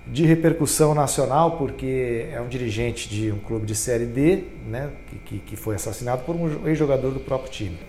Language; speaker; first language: Portuguese; native; Portuguese